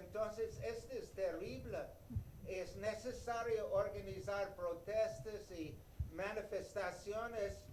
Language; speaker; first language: Spanish; non-native, learner; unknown